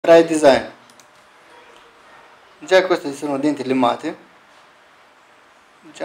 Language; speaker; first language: Italian; non-native, learner; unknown